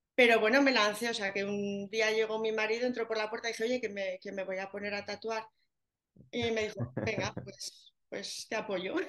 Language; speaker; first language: Spanish; native; Spanish